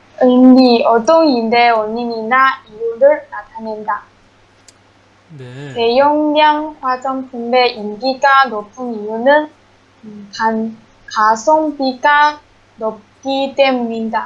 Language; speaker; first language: Korean; non-native, learner; Chinese